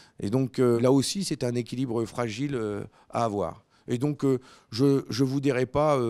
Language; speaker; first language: French; native; French